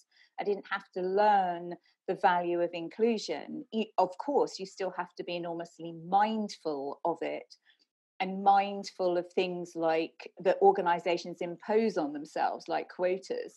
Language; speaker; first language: English; native; English